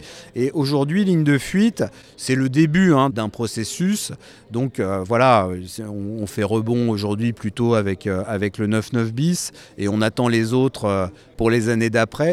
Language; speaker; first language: French; native; French